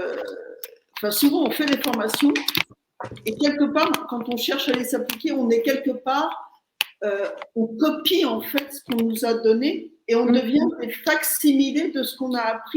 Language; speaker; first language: French; native; French